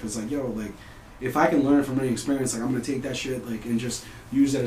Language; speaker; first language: English; early bilingual, other home language; Spanish